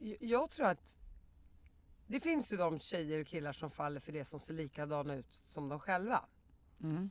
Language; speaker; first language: Swedish; early bilingual, other home language; Arabic